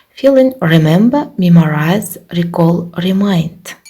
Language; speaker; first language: English; non-native, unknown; Kazakh